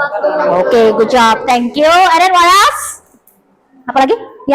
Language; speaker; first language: English; non-native, fluent; Indonesian